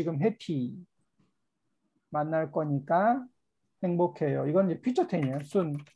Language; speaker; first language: Korean; native; Korean